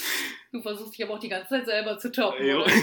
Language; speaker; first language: German; native; German